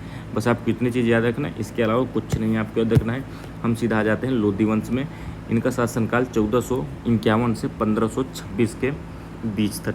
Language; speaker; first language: Hindi; native; Hindi